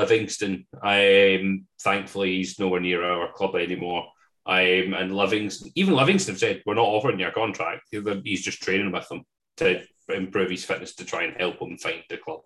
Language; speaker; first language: English; native; English